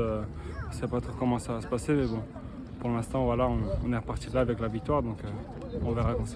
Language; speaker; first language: French; native; French